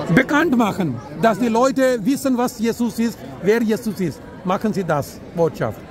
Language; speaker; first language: German; non-native, learner; Urdu